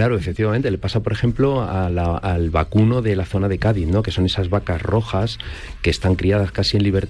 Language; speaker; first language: Spanish; native; Spanish